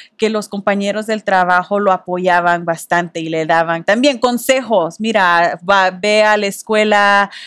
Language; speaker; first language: Spanish; early bilingual, heritage; Spanish